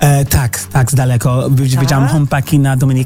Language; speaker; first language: Polish; non-native, learner; English